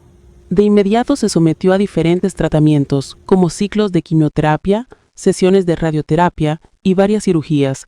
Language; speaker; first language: Spanish; native; Spanish